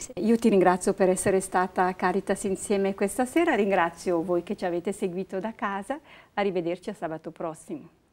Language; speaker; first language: Italian; native; Italian